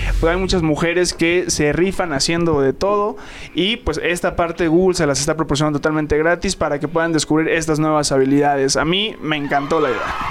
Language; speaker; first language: Spanish; native; Spanish